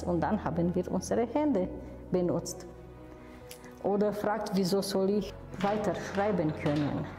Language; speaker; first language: German; non-native, fluent; Romanian